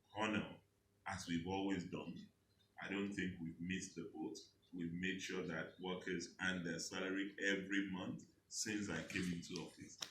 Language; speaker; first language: English; non-native, local second language; Yoruba